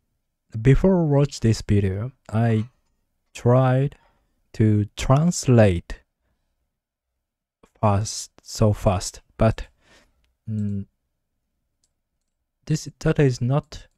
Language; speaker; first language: English; non-native, learner; Japanese